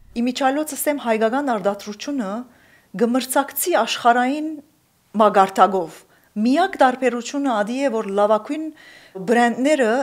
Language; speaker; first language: Armenian; early bilingual, heritage; Armenian